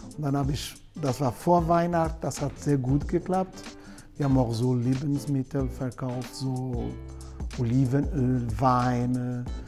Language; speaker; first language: German; non-native, learner; Portuguese